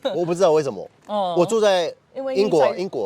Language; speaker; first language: Chinese; non-native, fluent; English